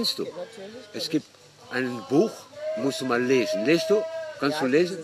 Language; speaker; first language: German; non-native, fluent; Dutch